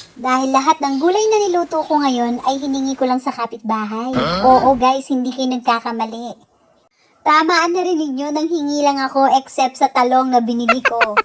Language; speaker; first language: Filipino; native; Filipino